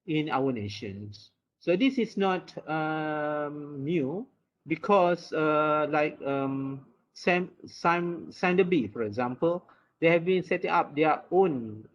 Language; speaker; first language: English; non-native, local second language; Malay